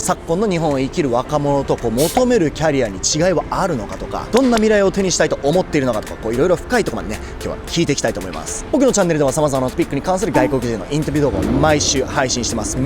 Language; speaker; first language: Japanese; native; Japanese